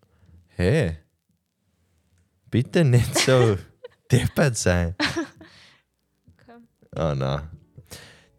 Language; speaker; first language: German; non-native, learner; English